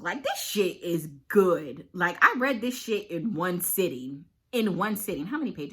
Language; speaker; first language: English; native; English